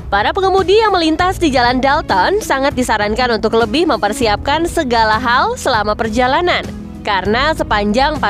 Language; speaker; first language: Indonesian; native; Indonesian